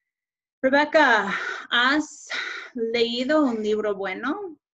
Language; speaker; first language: Spanish; non-native, fluent; English